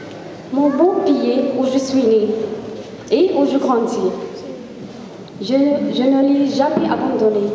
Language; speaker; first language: French; non-native, learner; Arabic